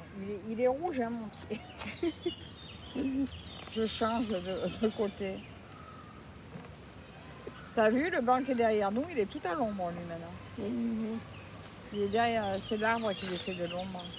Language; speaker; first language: French; native; French